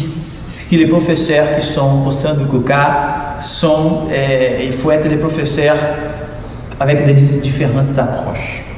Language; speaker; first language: French; non-native, fluent; Portuguese